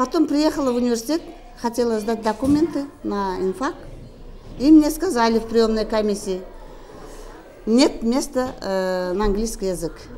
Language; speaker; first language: Russian; non-native, local second language; Kyrgyz